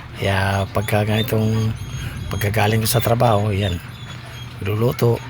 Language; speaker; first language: Filipino; non-native, local second language; Bikol